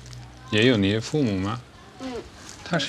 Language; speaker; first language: Chinese; non-native, fluent; Dutch